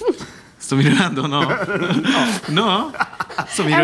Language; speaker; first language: Italian; non-native, learner; Japanese